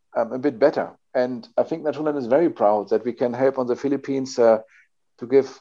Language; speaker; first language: English; non-native, fluent; German